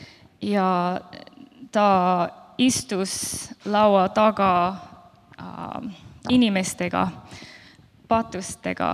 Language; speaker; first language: Estonian; non-native, learner; Finnish